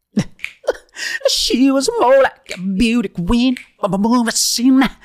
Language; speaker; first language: English; non-native, local second language; Punjabi